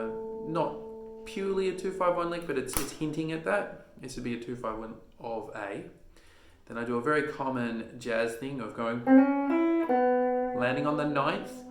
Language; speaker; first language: English; native; English